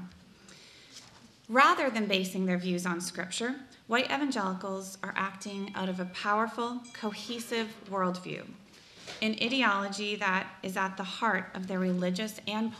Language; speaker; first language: English; native; English